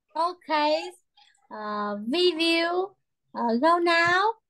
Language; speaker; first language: English; non-native, fluent; Vietnamese